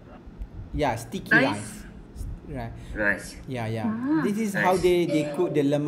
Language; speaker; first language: English; non-native, local second language; Malay